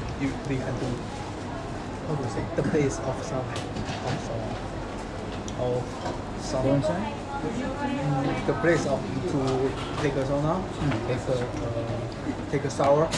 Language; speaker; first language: English; non-native, learner; Chinese